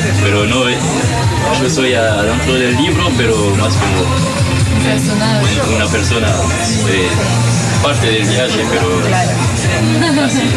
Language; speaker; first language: Spanish; non-native, learner; French